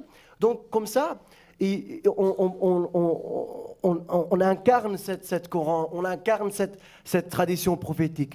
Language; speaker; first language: French; non-native, fluent; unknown